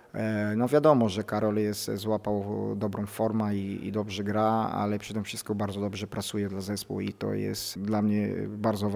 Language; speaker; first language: Polish; non-native, fluent; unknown